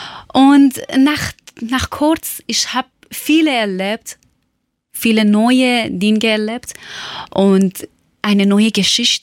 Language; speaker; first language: German; non-native, learner; Persian